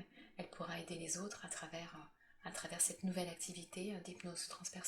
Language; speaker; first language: French; native; French